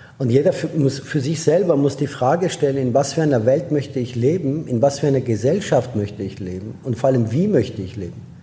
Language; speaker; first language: German; non-native, fluent; Persian